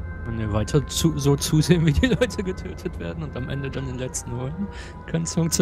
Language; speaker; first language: German; native; German